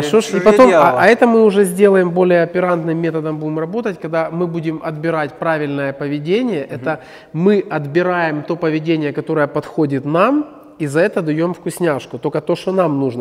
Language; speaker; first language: Russian; native; Russian